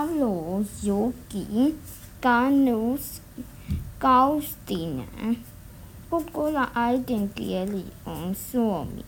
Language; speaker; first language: Finnish; non-native, learner; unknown